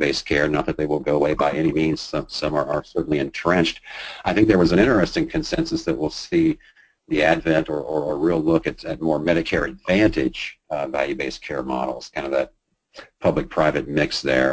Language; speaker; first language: English; native; English